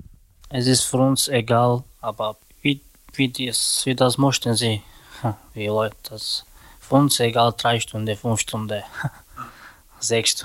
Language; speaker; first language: German; non-native, learner; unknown